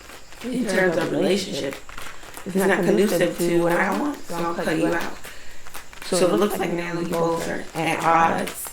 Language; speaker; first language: English; native; English